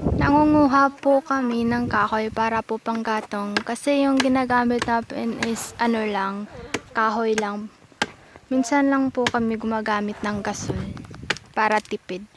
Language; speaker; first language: Filipino; non-native, local second language; Cebuano